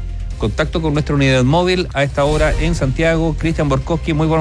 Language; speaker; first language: Spanish; native; Spanish